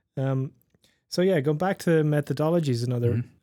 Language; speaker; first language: English; native; English